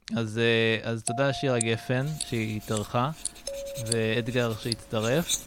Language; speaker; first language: Hebrew; native; Hebrew